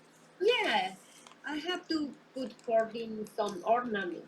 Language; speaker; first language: English; non-native, learner; Spanish